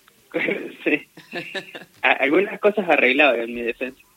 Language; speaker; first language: Spanish; native; Spanish